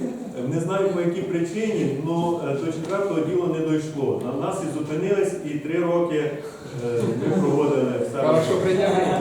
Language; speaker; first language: Ukrainian; native; Ukrainian